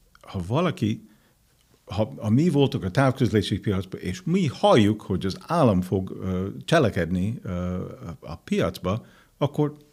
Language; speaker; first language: Hungarian; non-native, fluent; English